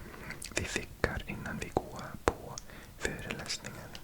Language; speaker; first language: Swedish; non-native, learner; English